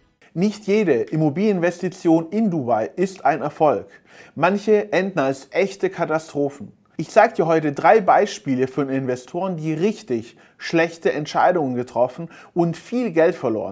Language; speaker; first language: German; native; German